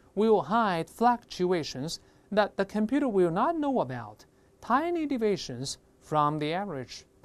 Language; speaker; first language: English; non-native, fluent; Chinese